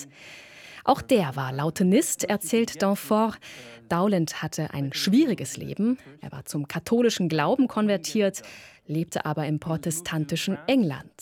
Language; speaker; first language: German; native; German